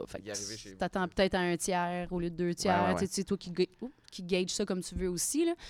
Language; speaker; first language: French; native; French